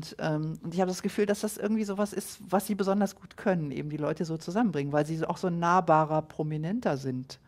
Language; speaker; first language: German; native; German